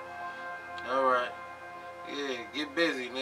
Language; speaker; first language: English; native; English